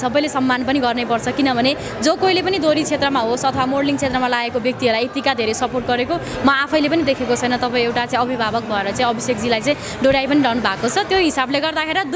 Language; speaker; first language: Nepali; native; Nepali